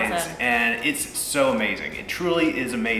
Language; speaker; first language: English; native; English